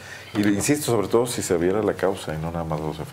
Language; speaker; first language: Spanish; native; Spanish